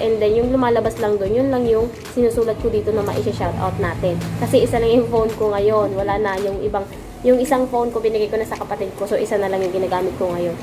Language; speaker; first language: Filipino; non-native, local second language; Bikol